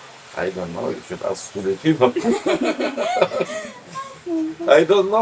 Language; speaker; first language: English; non-native, learner; Polish